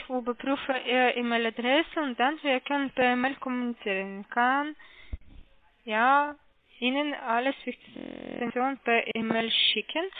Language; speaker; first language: German; non-native, learner; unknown